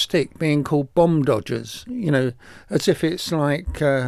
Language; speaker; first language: English; native; English